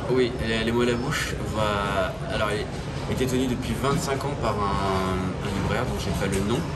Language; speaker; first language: French; native; French